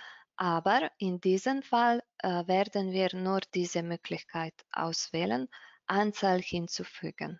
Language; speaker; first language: German; non-native, fluent; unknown